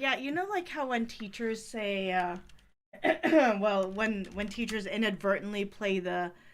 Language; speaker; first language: English; native; English